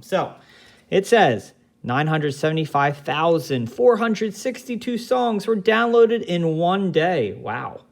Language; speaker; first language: English; native; English